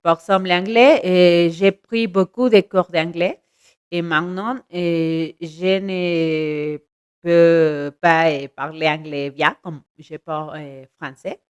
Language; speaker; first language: French; non-native, learner; Spanish